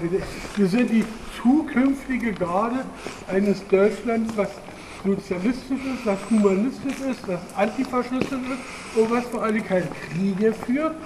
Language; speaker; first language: German; native; German